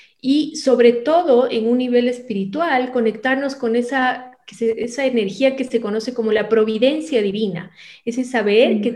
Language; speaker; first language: Spanish; native; Spanish